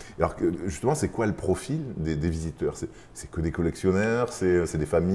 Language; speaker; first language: French; native; French